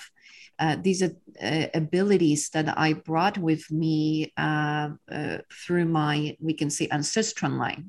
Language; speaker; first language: English; non-native, fluent; Polish